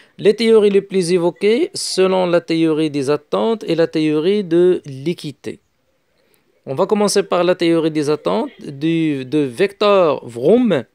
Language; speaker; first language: French; non-native, local second language; Arabic